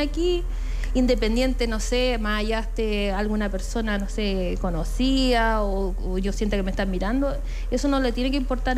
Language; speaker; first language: Spanish; native; Spanish